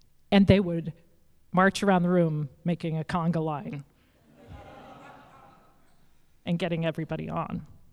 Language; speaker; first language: English; native; English